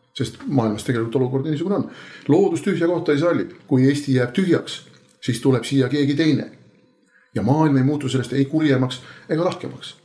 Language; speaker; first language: Estonian; native; Estonian